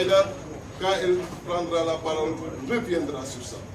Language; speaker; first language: French; non-native, local second language; Wolof